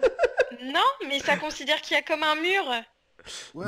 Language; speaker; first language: French; native; French